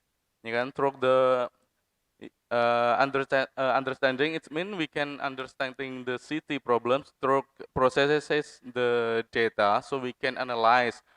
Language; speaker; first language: English; non-native, fluent; Indonesian